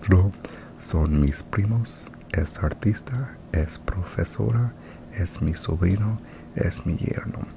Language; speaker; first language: Spanish; non-native, learner; English